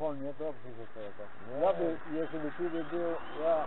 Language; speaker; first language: Polish; non-native, learner; Ukrainian